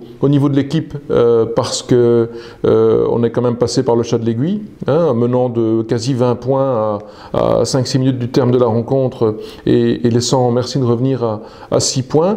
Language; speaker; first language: French; native; French